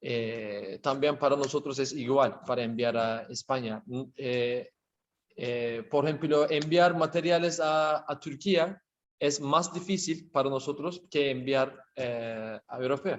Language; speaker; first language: Spanish; non-native, learner; Turkish